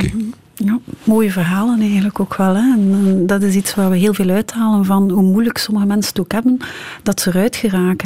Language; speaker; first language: Dutch; native; Dutch